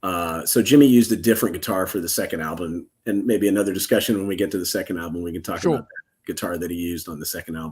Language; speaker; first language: English; native; English